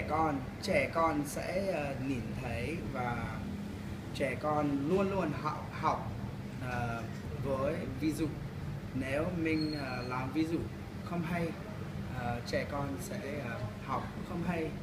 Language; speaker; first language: Vietnamese; non-native, learner; English